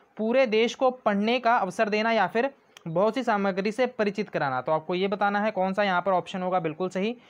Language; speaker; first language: Hindi; non-native, local second language; Punjabi